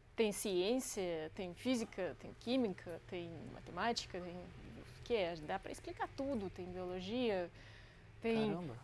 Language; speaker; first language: Portuguese; non-native, fluent; Ukrainian